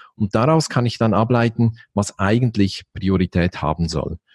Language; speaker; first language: German; native; German